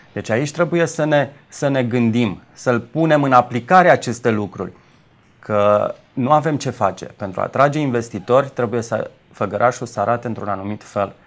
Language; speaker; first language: Romanian; native; Romanian